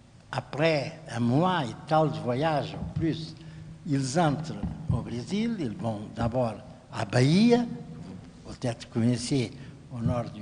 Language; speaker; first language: French; non-native, fluent; Portuguese